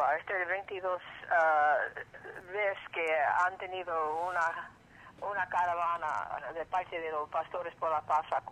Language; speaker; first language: Spanish; early bilingual, heritage; English